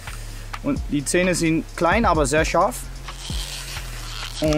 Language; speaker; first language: German; non-native, learner; Dutch